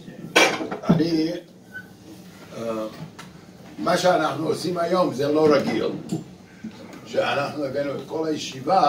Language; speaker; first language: Hebrew; non-native, fluent; English